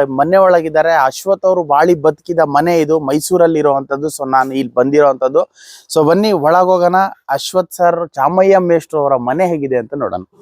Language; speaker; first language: Kannada; non-native, local second language; Urdu